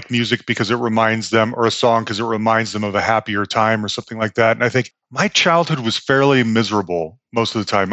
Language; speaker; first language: English; native; English